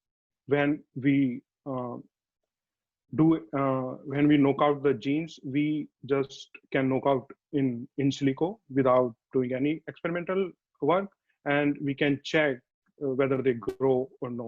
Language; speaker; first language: English; non-native, fluent; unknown